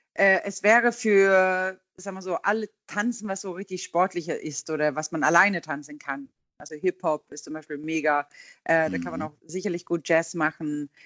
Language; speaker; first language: German; non-native, fluent; Swedish